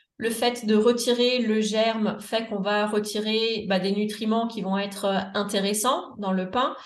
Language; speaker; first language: French; native; French